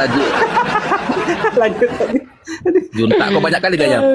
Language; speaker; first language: Indonesian; native; Indonesian